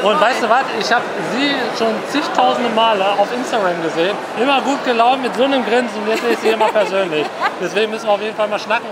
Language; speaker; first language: German; native; German